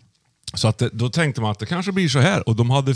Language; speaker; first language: Swedish; native; Swedish